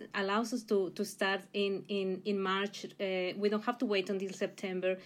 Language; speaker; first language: English; non-native, fluent; Spanish